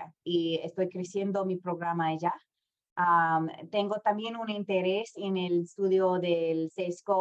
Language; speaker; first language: Spanish; non-native, fluent; English